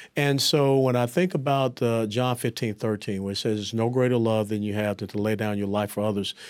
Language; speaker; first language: English; native; English